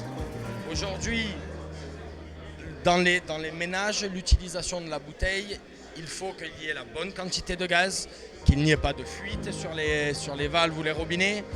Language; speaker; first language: French; native; French